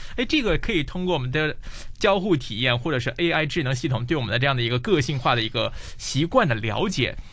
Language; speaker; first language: Chinese; native; Chinese